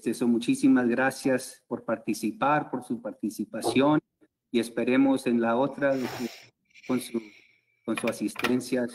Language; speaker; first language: Spanish; early bilingual, heritage; Spanish